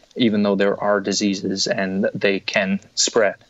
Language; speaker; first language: English; native; English